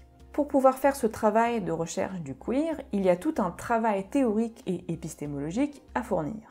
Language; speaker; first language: French; native; French